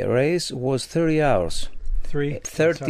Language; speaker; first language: English; non-native, learner; Greek